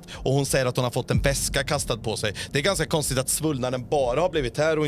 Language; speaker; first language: Swedish; native; Swedish